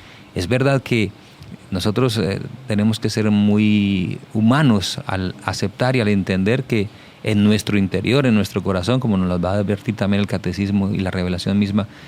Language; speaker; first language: Spanish; native; Spanish